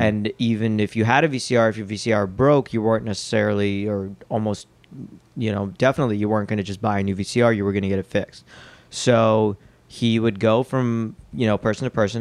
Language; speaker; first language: English; early bilingual, other home language; Russian